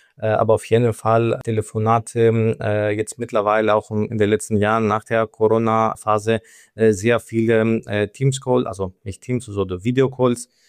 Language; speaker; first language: German; non-native, fluent; Greek